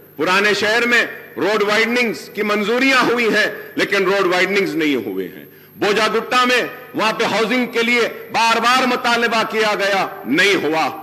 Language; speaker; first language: Urdu; native; Urdu